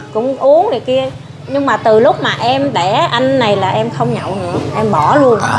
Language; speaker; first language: Vietnamese; non-native, local second language; Khmer